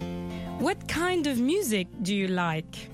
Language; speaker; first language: English; non-native, fluent; French